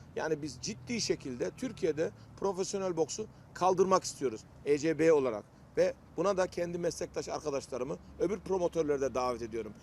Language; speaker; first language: Turkish; early bilingual, heritage; Turkish